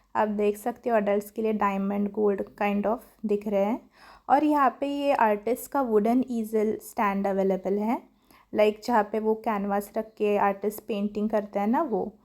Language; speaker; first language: Hindi; non-native, local second language; Marathi